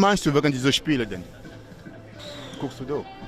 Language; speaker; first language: German; non-native, learner; French